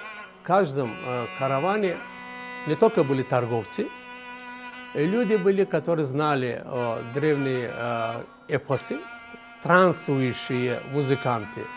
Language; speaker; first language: Russian; non-native, fluent; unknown